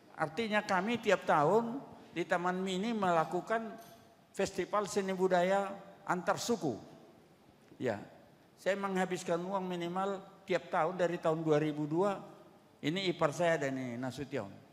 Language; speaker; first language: Indonesian; non-native, local second language; Batak Toba